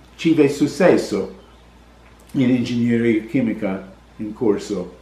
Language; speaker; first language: Portuguese; non-native, learner; English